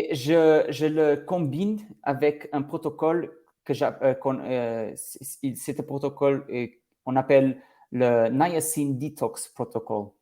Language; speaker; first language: French; non-native, learner; Portuguese